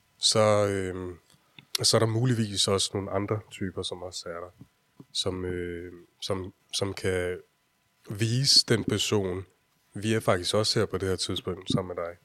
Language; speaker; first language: Danish; early bilingual, other home language; Urdu